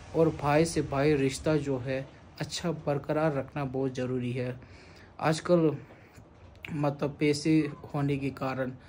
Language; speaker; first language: Hindi; non-native, local second language; Tibetan